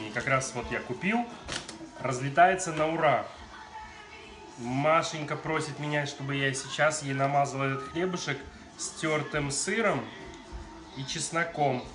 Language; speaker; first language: Russian; native; Russian